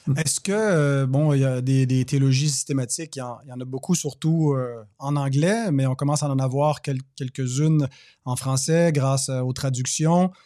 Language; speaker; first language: French; native; French